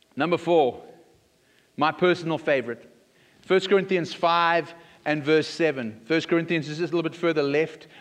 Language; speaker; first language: English; native; English